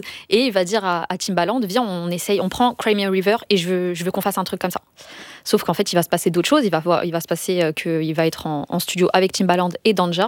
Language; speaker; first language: French; native; French